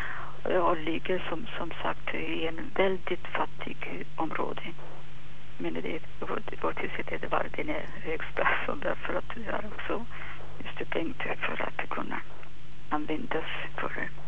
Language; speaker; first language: Swedish; non-native, fluent; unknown